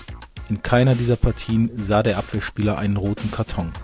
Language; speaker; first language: German; native; German